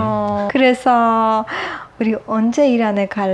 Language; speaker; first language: Korean; non-native, learner; Persian